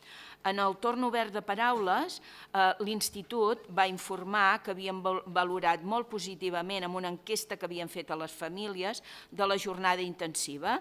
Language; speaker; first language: Catalan; native; Catalan